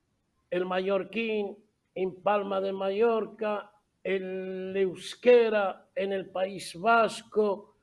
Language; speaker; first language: Spanish; non-native, fluent; Arabic